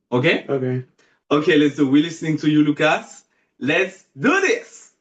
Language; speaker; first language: English; non-native, fluent; French